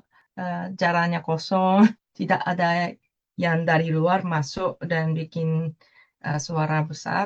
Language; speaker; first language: Indonesian; non-native, fluent; Japanese